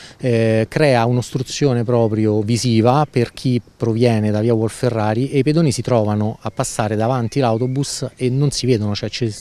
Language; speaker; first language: Italian; native; Italian